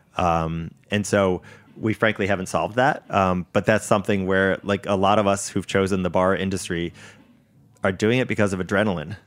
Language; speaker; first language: English; native; English